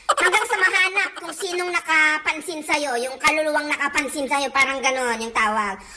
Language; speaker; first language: Filipino; non-native, local second language; Iloko